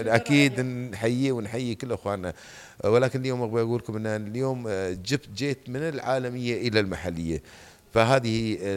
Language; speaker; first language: Arabic; native; Arabic